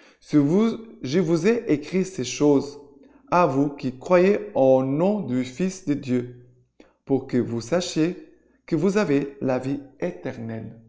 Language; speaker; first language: French; non-native, fluent; Portuguese